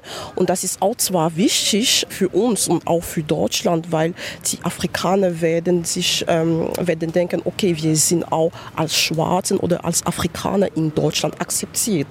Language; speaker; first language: German; non-native, fluent; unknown